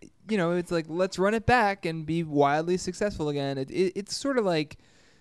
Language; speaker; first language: English; native; English